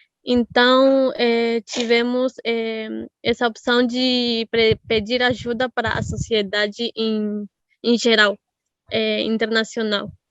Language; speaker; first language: Portuguese; non-native, fluent; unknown